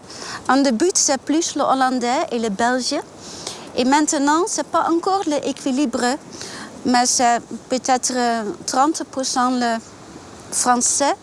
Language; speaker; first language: French; non-native, learner; Dutch